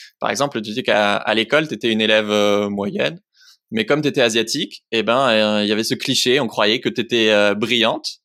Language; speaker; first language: French; native; French